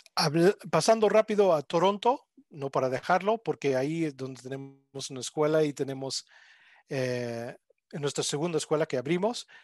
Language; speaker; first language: Spanish; non-native, fluent; English